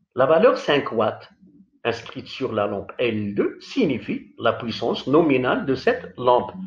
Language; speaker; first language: French; non-native, local second language; Arabic